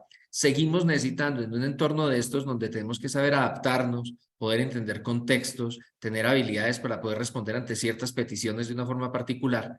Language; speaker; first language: Spanish; native; Spanish